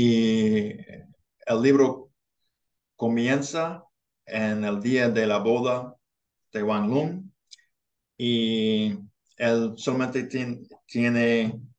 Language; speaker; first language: Spanish; non-native, learner; English